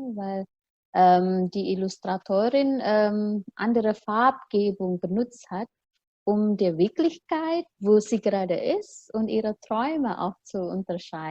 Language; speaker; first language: German; non-native, fluent; Indonesian